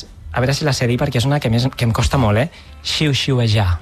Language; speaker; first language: Catalan; native; Catalan